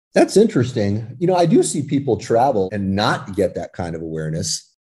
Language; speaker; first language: English; native; English